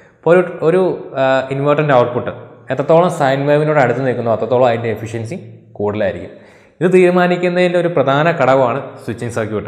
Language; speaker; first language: Malayalam; native; Malayalam